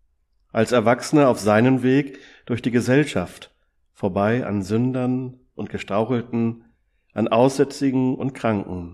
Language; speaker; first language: German; native; German